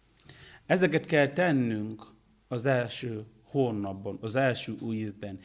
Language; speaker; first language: Hungarian; non-native, learner; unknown